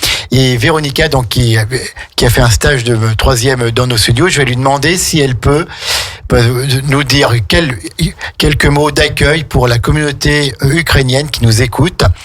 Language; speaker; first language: French; native; French